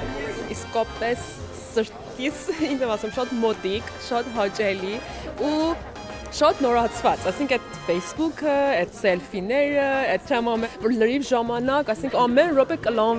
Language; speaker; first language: Armenian; early bilingual, heritage; Armenian